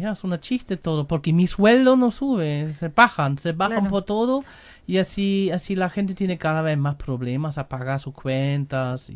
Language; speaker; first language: Spanish; non-native, learner; German